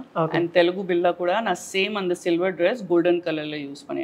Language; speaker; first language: Tamil; non-native, learner; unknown